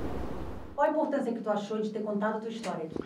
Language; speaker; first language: Portuguese; native; Portuguese